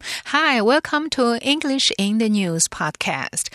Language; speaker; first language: English; non-native, fluent; Chinese